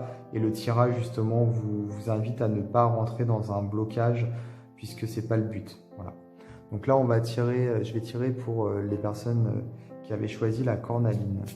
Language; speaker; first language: French; native; French